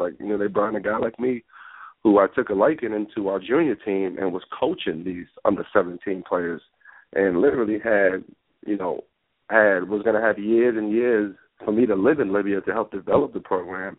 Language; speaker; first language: English; non-native, local second language; Yoruba